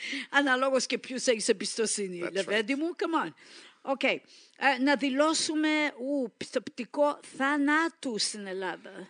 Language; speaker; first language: Greek; early bilingual, heritage; Greek